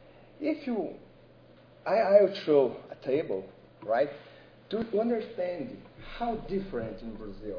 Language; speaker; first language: English; non-native, learner; Portuguese